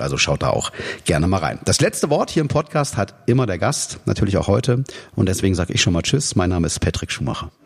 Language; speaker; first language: German; native; German